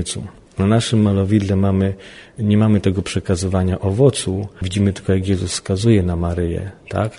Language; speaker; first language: Polish; native; Polish